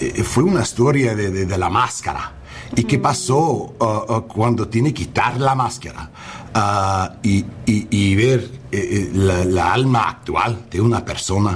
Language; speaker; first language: Spanish; non-native, learner; English